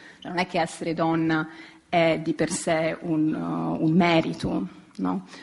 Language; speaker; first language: Italian; native; Italian